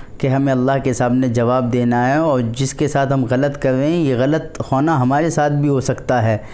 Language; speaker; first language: Urdu; native; Urdu